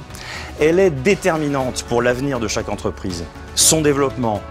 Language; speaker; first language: French; native; French